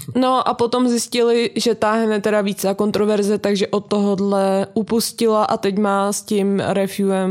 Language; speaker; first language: Czech; native; Czech